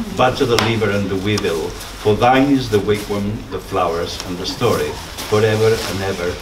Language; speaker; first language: English; non-native, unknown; Catalan